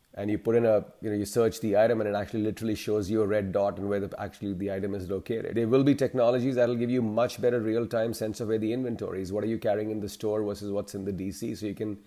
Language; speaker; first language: English; non-native, local second language; Hindi